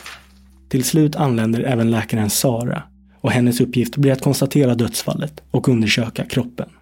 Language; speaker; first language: Swedish; native; Swedish